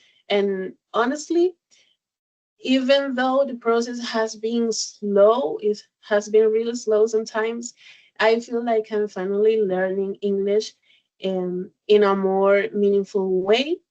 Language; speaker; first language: English; non-native, learner; Spanish